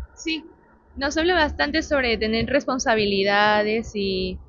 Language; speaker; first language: Spanish; native; Spanish